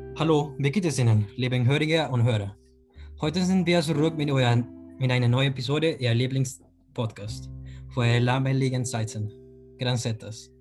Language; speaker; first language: German; non-native, learner; Spanish